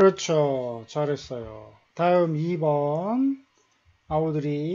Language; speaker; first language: Korean; native; Korean